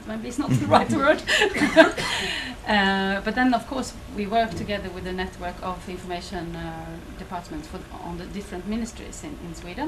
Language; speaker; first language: English; non-native, fluent; Swedish